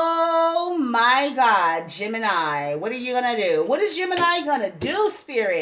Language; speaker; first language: English; native; English